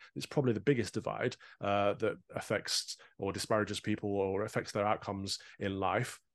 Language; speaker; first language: English; native; English